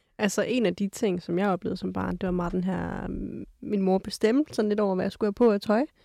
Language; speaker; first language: Danish; early bilingual, other home language; Kurdish